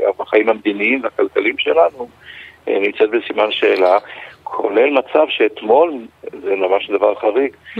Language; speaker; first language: Hebrew; native; Hebrew